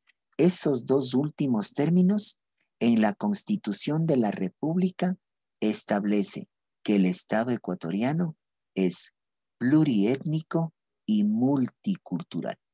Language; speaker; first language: Spanish; native; Spanish